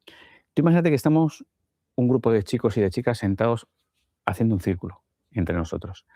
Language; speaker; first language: Spanish; native; Spanish